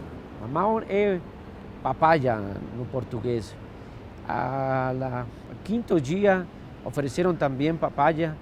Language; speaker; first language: Portuguese; non-native, fluent; Spanish